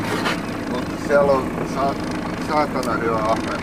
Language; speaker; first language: Finnish; non-native, local second language; Swedish